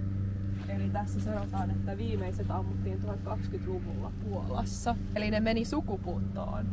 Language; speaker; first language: Finnish; native; Finnish